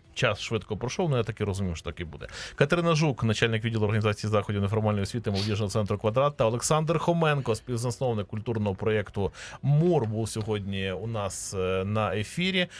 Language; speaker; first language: Ukrainian; native; Ukrainian